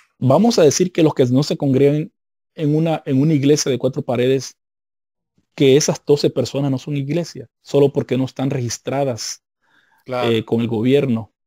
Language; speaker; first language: Spanish; native; Spanish